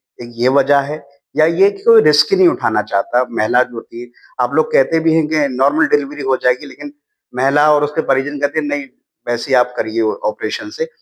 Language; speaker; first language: Hindi; native; Hindi